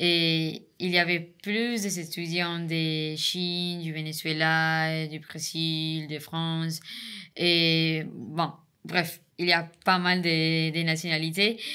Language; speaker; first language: French; non-native, fluent; Spanish